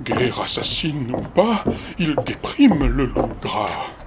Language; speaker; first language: French; native; French